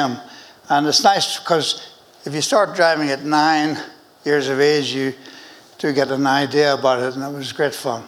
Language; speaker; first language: English; native; English